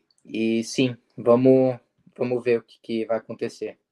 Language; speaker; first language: Portuguese; early bilingual, heritage; Portuguese